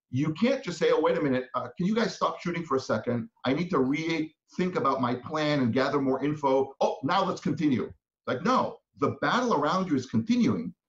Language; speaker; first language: English; non-native, fluent; Hebrew